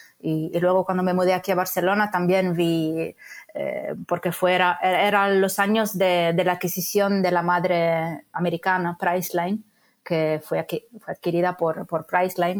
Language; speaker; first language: Spanish; non-native, fluent; Italian